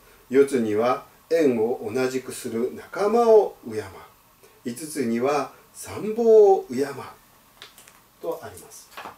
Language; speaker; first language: Japanese; native; Japanese